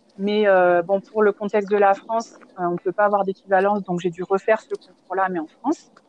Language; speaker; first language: French; native; French